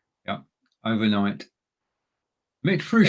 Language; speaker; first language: German; non-native, learner; English